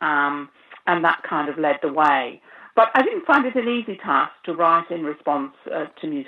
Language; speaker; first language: English; native; English